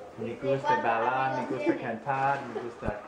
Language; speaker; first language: Spanish; non-native, learner; English